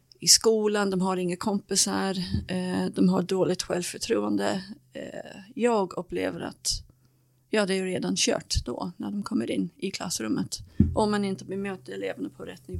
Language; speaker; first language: Swedish; non-native, fluent; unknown